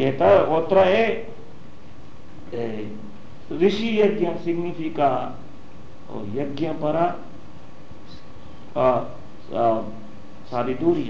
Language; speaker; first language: Portuguese; non-native, learner; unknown